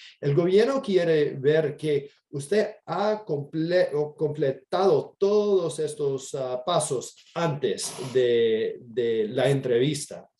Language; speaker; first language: Spanish; non-native, fluent; English